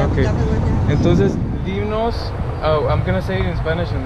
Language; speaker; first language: English; non-native, local second language; Spanish